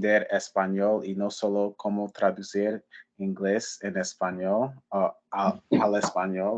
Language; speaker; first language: Spanish; non-native, fluent; English